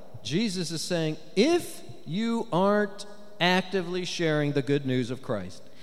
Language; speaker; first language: English; native; English